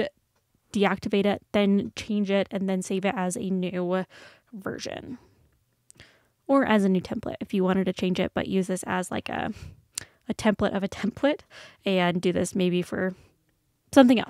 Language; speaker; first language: English; native; English